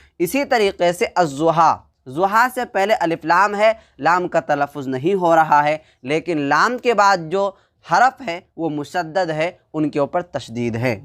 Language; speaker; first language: Hindi; native; Hindi